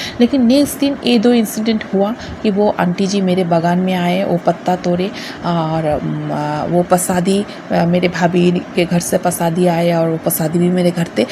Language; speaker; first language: Hindi; non-native, local second language; Bangla